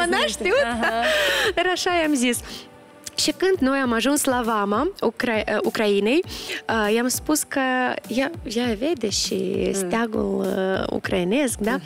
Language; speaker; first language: Romanian; non-native, local second language; Russian